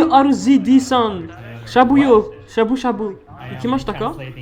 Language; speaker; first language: Japanese; non-native, learner; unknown